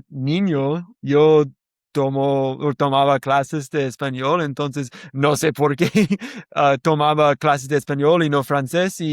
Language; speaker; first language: Spanish; non-native, learner; English